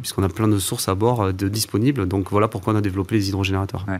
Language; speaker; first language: French; native; French